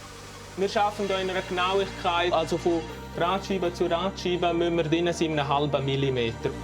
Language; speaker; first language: German; native; German